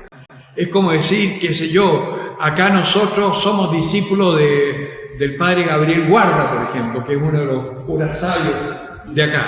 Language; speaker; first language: Spanish; native; Spanish